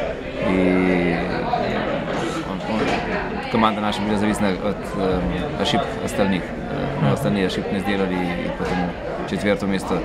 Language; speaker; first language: Russian; non-native, fluent; Slovenian